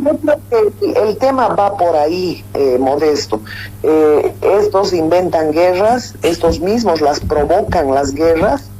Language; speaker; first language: Spanish; native; Spanish